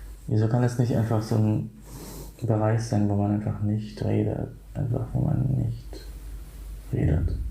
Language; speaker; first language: German; non-native, fluent; Polish